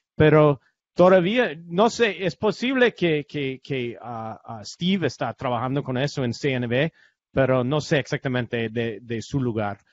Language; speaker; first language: Spanish; non-native, learner; English